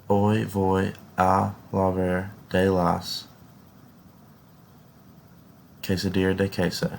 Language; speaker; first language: Spanish; non-native, learner; English